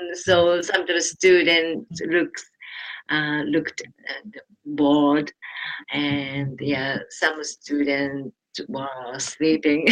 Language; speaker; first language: English; non-native, learner; Japanese